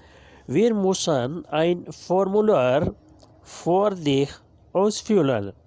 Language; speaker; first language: German; non-native, learner; Urdu